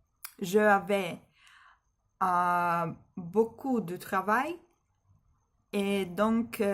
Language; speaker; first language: French; non-native, learner; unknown